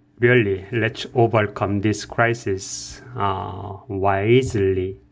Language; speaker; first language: English; non-native, learner; Korean